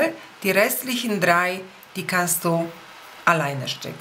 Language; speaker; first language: German; non-native, fluent; Polish